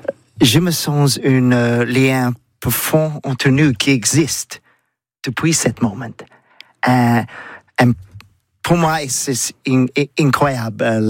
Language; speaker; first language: French; non-native, learner; English